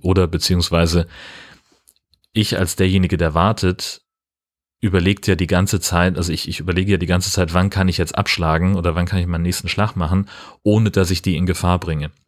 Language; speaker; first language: German; native; German